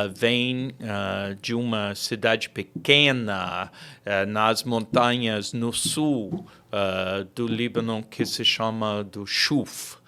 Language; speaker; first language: Portuguese; non-native, fluent; English